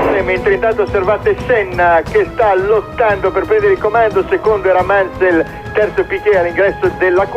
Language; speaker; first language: Italian; native; Italian